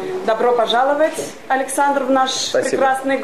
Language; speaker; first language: Russian; non-native, local second language; Romanian